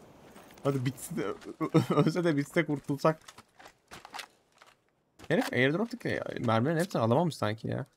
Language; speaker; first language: Turkish; native; Turkish